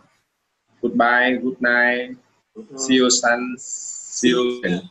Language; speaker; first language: English; non-native, learner; Vietnamese